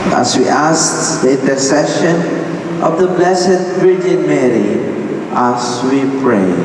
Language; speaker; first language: English; non-native, local second language; Filipino